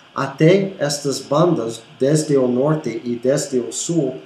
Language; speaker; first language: Portuguese; non-native, fluent; English